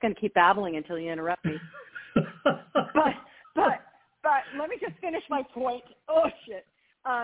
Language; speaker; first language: English; native; English